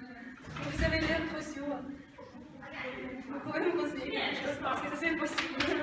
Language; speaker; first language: French; non-native, fluent; Russian